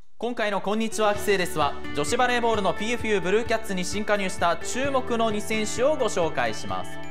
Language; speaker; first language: Japanese; native; Japanese